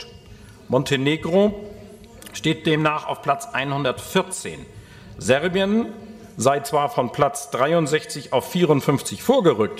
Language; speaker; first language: German; native; German